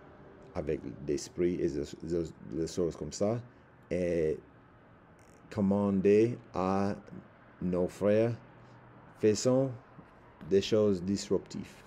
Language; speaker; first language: French; non-native, learner; English